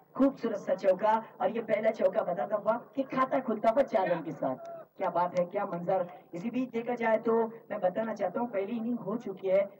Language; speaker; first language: Hindi; non-native, local second language; Marathi